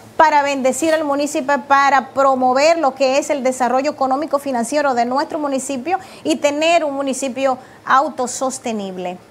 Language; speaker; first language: Spanish; native; Spanish